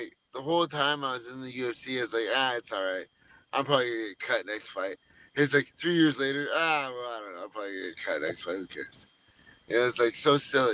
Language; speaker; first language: English; native; English